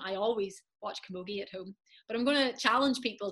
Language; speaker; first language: English; native; English